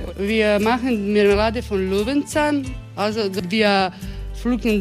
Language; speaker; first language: German; non-native, fluent; Croatian